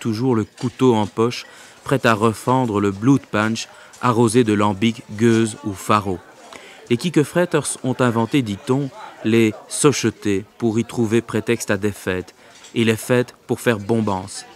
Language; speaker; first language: French; native; French